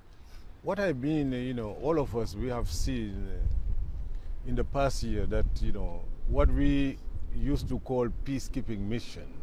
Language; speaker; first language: English; non-native, fluent; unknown